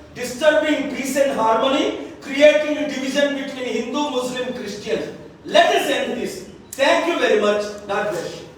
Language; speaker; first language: English; non-native, local second language; Telugu